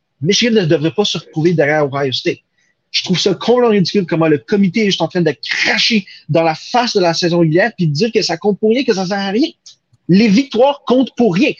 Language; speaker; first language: French; native; French